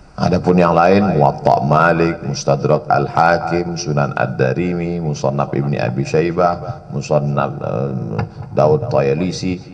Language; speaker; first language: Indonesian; native; Indonesian